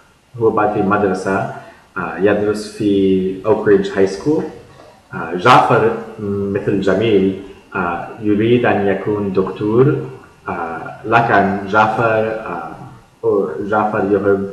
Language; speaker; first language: Arabic; non-native, learner; English